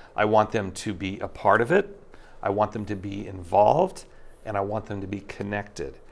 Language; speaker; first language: English; native; English